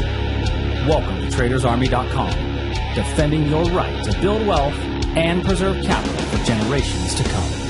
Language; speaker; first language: English; native; English